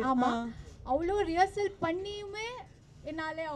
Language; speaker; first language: Tamil; non-native, learner; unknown